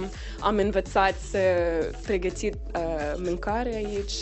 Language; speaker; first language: Romanian; non-native, learner; English